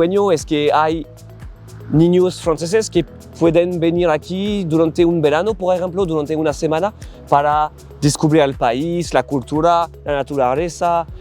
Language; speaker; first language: Spanish; non-native, learner; French